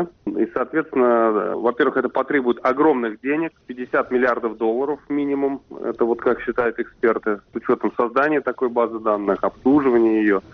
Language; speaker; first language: Russian; native; Russian